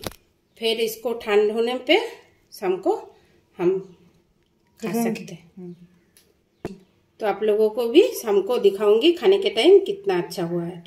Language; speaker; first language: Hindi; non-native, local second language; Bangla